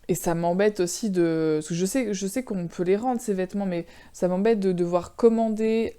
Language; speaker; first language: French; native; French